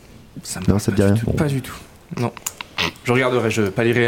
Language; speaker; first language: French; native; French